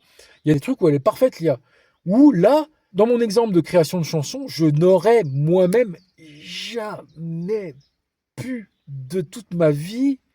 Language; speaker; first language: French; native; French